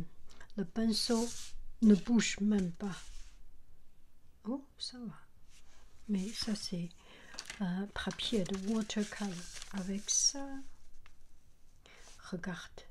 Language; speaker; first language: French; non-native, learner; Chinese